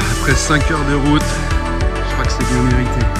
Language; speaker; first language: French; native; French